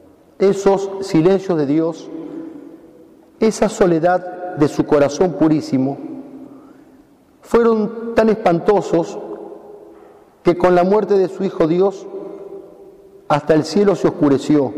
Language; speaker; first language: Spanish; native; Spanish